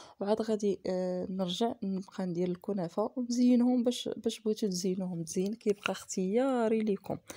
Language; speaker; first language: Arabic; native; Arabic